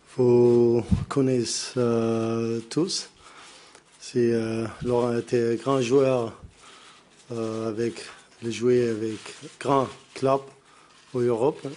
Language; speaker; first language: French; non-native, learner; Arabic